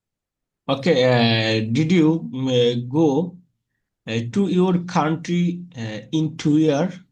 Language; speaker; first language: English; non-native, fluent; Bangla